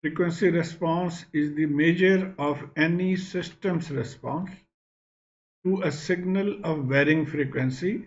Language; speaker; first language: English; non-native, local second language; Bangla